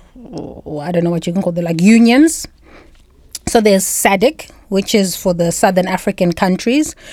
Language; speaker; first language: English; non-native, local second language; Shona